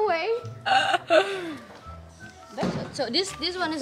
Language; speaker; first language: English; non-native, fluent; Indonesian